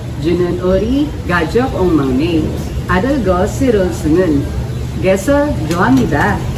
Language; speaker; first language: Korean; non-native, learner; Filipino